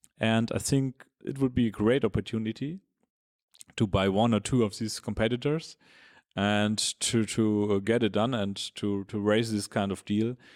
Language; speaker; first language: English; non-native, fluent; German